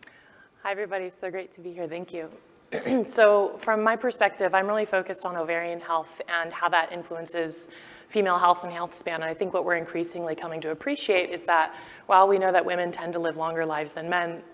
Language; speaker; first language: English; native; English